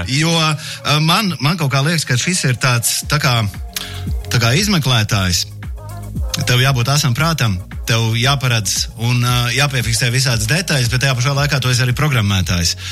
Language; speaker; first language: Latvian; native; Latvian